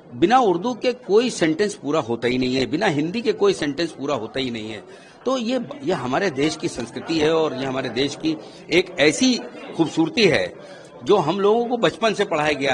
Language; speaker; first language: Hindi; native; Hindi